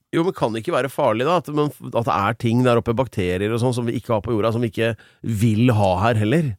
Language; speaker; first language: Norwegian; native; Norwegian